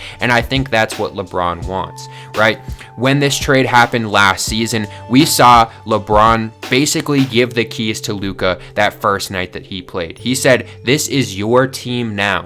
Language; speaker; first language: English; native; English